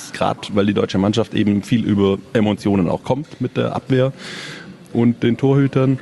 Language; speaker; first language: German; native; German